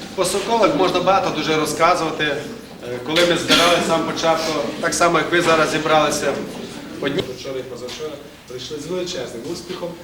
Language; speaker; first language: Ukrainian; native; Ukrainian